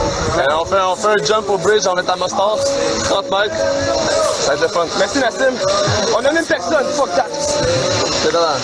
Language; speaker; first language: French; native; French